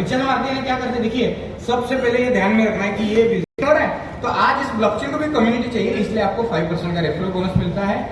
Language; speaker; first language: Hindi; non-native, local second language; Marathi